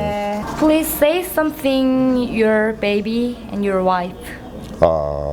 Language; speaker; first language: English; non-native, learner; Korean